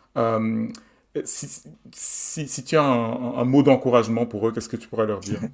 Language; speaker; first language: French; native; French